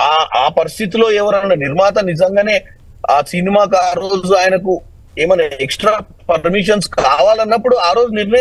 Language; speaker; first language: Telugu; native; Telugu